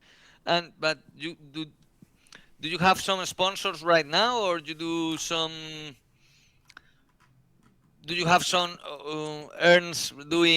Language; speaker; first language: English; non-native, learner; Spanish